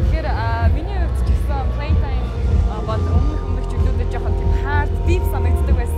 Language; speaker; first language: Mongolian; native; Mongolian